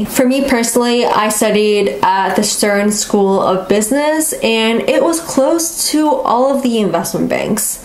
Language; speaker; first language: English; native; English